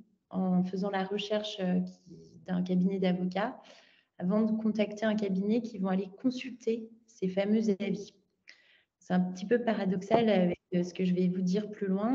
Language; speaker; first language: French; native; French